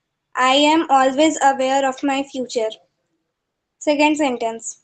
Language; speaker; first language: English; non-native, learner; Hindi